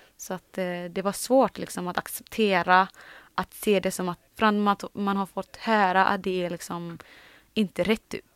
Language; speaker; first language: Swedish; early bilingual, other home language; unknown